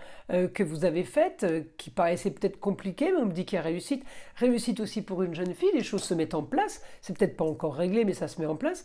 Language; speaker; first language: French; native; French